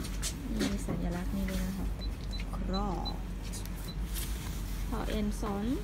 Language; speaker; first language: Swedish; non-native, learner; Thai